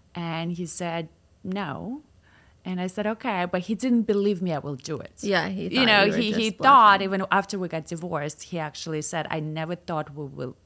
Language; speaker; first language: English; non-native, fluent; Russian